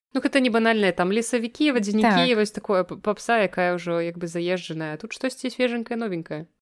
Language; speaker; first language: Belarusian; non-native, local second language; Russian